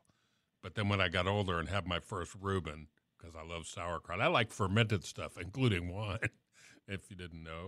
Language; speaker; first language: English; native; English